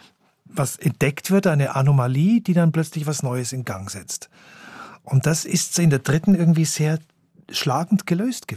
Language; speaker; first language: German; native; German